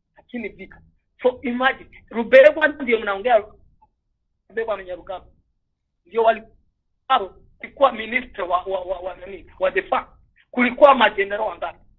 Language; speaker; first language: Swahili; non-native, local second language; Kinyarwanda